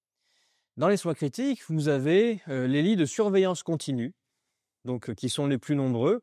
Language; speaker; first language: French; native; French